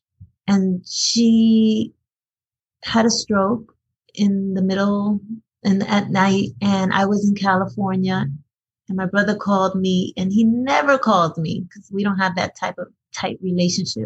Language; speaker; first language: English; early bilingual, other home language; Spanish